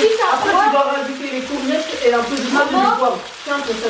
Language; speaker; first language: French; native; French